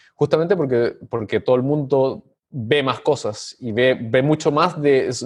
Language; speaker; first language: Spanish; native; Spanish